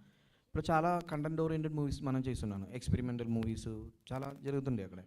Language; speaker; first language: Telugu; non-native, local second language; Malayalam